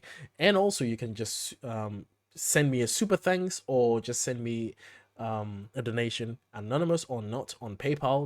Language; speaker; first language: English; native; English